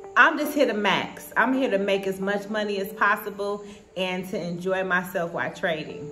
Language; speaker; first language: English; native; English